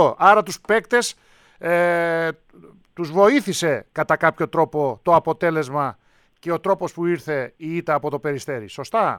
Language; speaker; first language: Greek; native; Greek